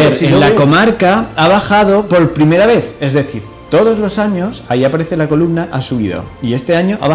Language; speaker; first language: Spanish; native; Spanish